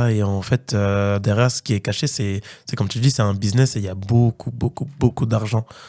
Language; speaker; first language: French; native; French